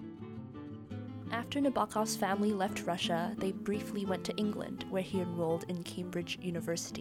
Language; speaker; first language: English; non-native, local second language; Cantonese